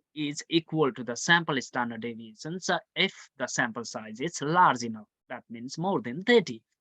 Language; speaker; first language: English; non-native, local second language; Nepali